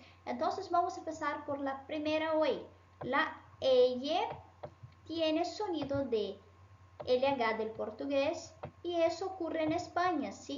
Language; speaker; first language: Spanish; non-native, fluent; Portuguese